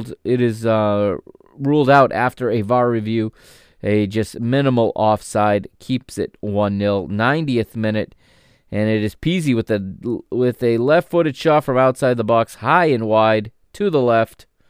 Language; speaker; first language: English; native; English